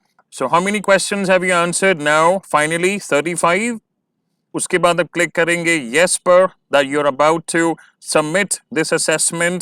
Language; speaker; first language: Hindi; native; Hindi